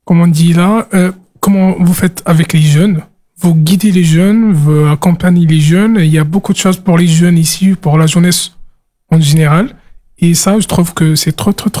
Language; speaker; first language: French; non-native, local second language; Arabic